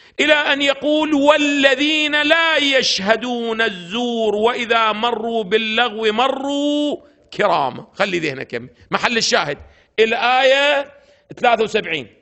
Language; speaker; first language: Arabic; native; Arabic